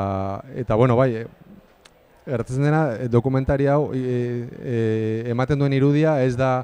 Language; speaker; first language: Basque; non-native, local second language; Spanish